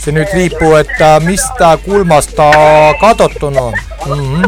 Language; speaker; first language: Finnish; non-native, learner; Estonian